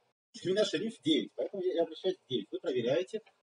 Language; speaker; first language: Russian; native; Russian